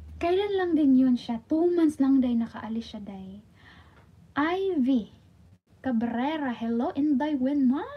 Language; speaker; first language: Filipino; non-native, local second language; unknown